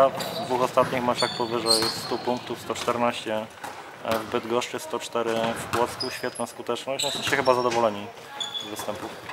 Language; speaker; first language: Polish; native; Polish